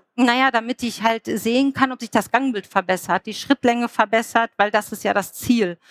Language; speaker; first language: German; native; German